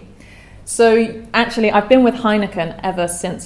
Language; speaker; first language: English; native; English